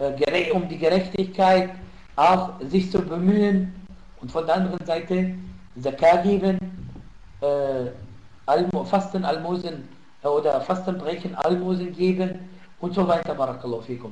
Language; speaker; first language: German; non-native, fluent; Arabic